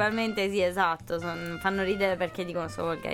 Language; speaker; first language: Italian; native; Italian